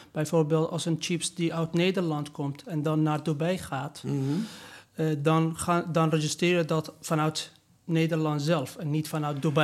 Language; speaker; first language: Dutch; non-native, learner; Persian